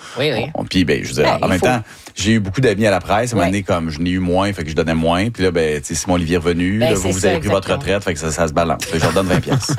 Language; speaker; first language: French; native; French